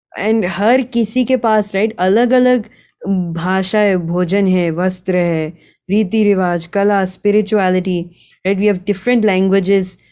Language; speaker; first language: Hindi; early bilingual, heritage; Gujarati